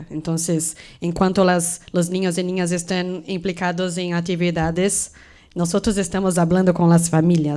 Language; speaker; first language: Spanish; non-native, fluent; Portuguese